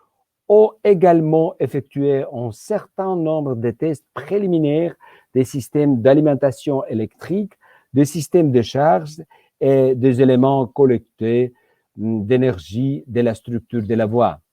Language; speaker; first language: French; non-native, fluent; Georgian